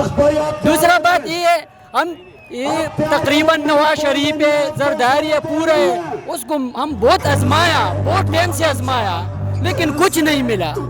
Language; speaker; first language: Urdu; non-native, local second language; Pashto